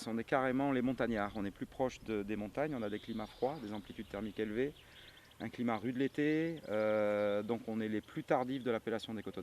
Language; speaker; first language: French; native; French